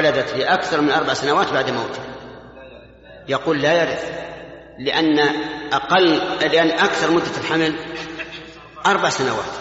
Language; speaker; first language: Arabic; native; Arabic